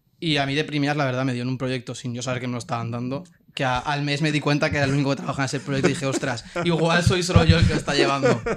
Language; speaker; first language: Spanish; native; Spanish